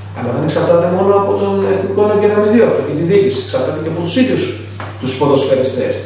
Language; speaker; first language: Greek; native; Greek